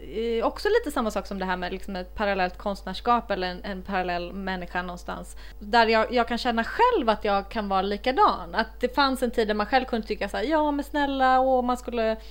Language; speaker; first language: Swedish; early bilingual, other home language; Icelandic